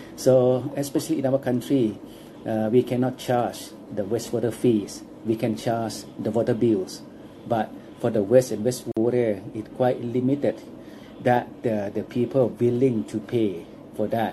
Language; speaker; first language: English; non-native, fluent; Thai